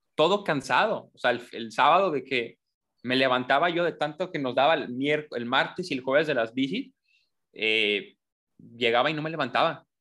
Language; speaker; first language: Spanish; native; Spanish